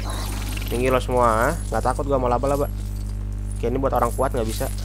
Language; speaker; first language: Indonesian; native; Indonesian